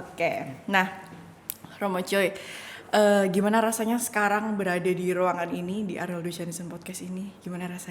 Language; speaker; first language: Indonesian; native; Indonesian